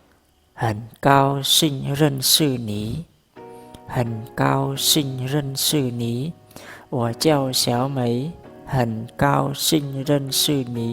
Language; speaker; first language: Chinese; non-native, fluent; Khmer